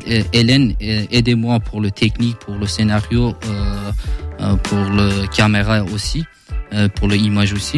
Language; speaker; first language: French; non-native, learner; Kurdish